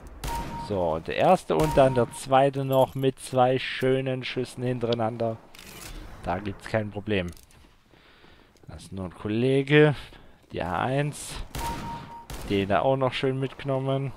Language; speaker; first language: German; native; German